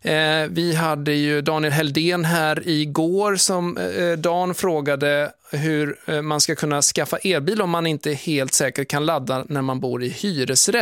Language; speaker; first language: Swedish; native; Swedish